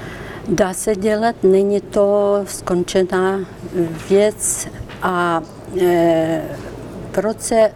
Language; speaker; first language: Czech; non-native, fluent; Ukrainian